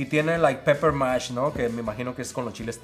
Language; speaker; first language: Spanish; native; Spanish